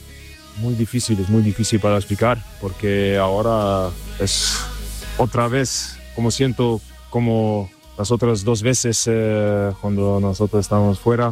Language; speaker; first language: Spanish; non-native, learner; German